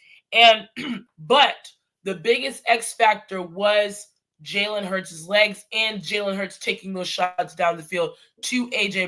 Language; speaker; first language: English; native; English